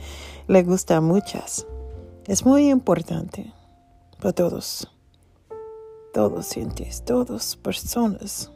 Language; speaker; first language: Spanish; non-native, learner; English